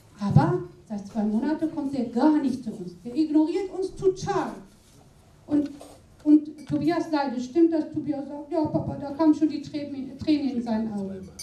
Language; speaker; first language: German; non-native, fluent; Aramaic